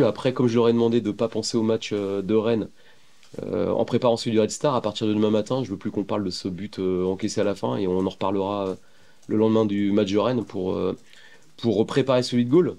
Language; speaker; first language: French; native; French